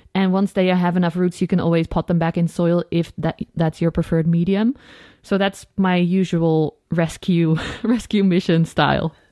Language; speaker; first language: English; non-native, fluent; Dutch